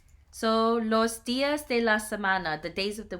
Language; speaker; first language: Spanish; non-native, learner; English